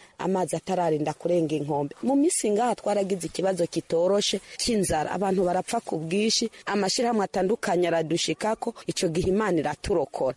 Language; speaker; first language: Rundi; early bilingual, heritage; Rundi